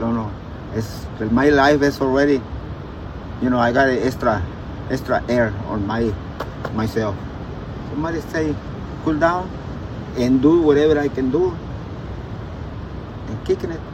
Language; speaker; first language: English; non-native, learner; Spanish